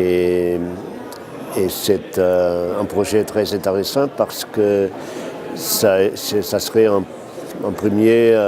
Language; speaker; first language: French; non-native, fluent; Portuguese